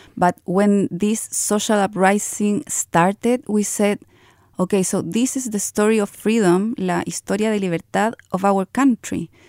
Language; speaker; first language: English; non-native, fluent; Spanish